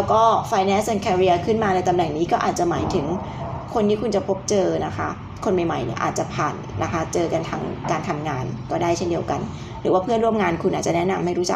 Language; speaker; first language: Thai; native; Thai